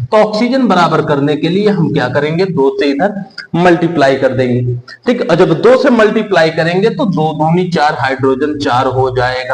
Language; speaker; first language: Hindi; native; Hindi